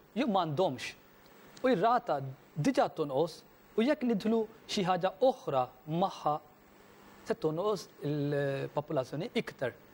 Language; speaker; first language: Maltese; non-native, fluent; Urdu